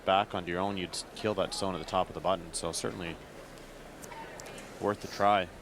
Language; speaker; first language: English; native; English